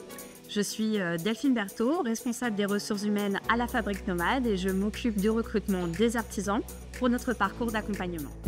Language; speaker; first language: French; native; French